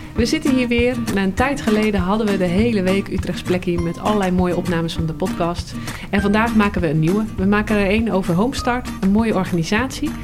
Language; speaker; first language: Dutch; native; Dutch